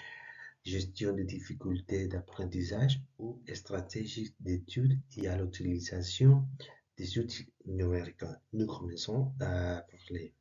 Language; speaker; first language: French; non-native, learner; Spanish